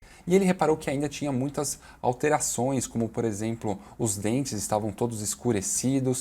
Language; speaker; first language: Portuguese; native; Portuguese